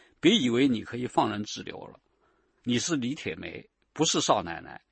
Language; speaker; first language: Chinese; native; Chinese